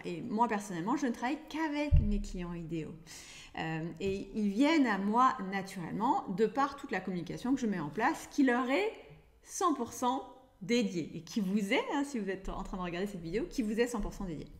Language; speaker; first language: French; native; French